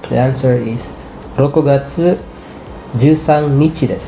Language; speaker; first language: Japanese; non-native, fluent; English